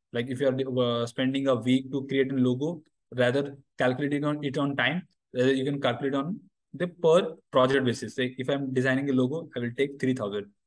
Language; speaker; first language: English; non-native, local second language; Odia